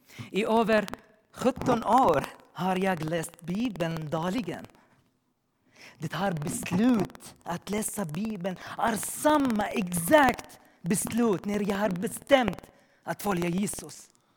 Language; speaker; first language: Swedish; non-native, learner; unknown